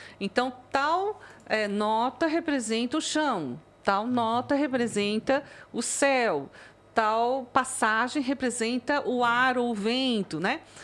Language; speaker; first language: Portuguese; early bilingual, other home language; Chinese